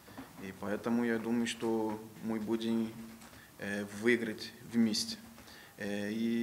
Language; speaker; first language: Russian; non-native, learner; Portuguese